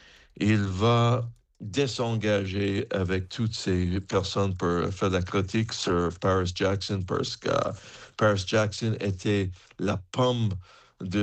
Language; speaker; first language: French; non-native, fluent; English